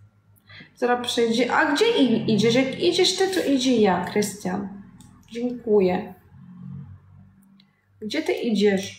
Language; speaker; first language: Polish; non-native, learner; Ukrainian